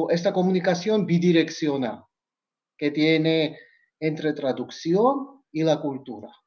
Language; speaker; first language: Spanish; non-native, fluent; Georgian